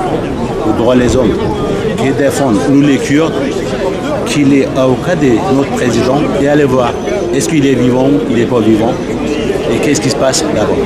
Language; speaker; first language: French; non-native, learner; Kurdish